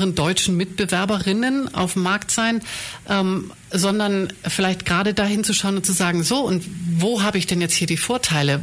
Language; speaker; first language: German; native; German